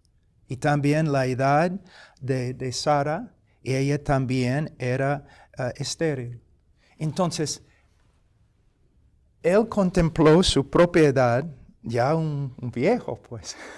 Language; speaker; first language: Spanish; non-native, fluent; English